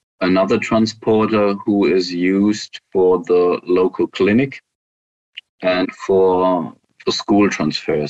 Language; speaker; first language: English; non-native, fluent; German